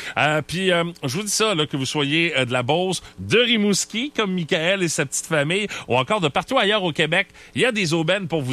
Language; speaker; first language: French; native; French